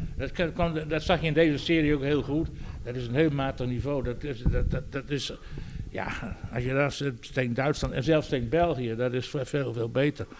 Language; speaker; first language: Dutch; native; Dutch